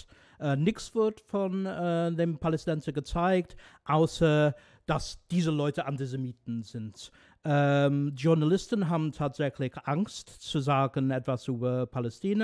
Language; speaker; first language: German; non-native, fluent; English